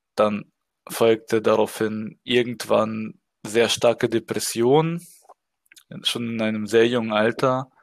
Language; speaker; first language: German; early bilingual, other home language; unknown